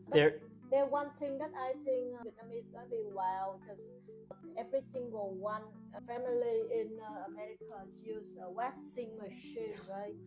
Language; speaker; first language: English; non-native, learner; Vietnamese